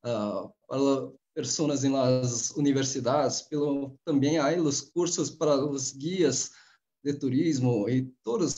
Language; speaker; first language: Spanish; non-native, fluent; Portuguese